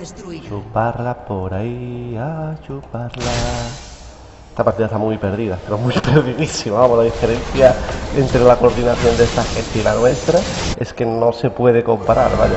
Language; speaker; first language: Spanish; native; Spanish